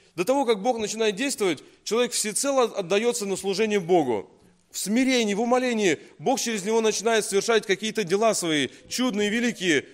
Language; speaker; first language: Russian; native; Russian